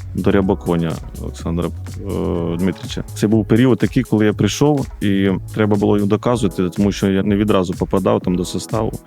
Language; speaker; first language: Ukrainian; native; Ukrainian